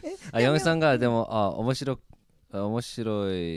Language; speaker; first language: Japanese; non-native, learner; Korean